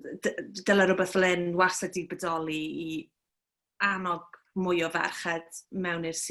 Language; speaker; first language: Welsh; native; Welsh